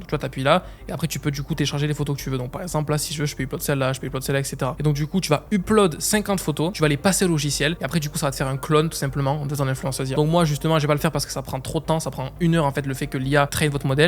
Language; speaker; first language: French; native; French